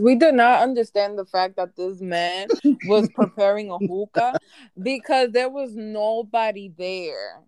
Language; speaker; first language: English; early bilingual, other home language; Spanish